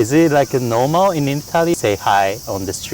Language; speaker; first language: English; non-native, learner; Japanese